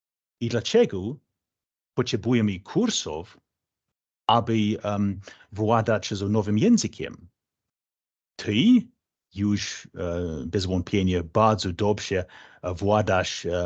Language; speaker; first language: Polish; non-native, fluent; English